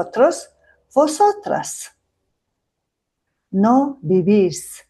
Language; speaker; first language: Spanish; non-native, fluent; Mongolian